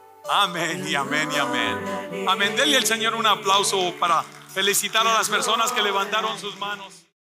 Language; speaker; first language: Spanish; early bilingual, heritage; Spanish